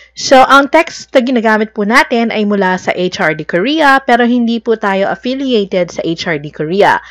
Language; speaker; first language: Filipino; native; Filipino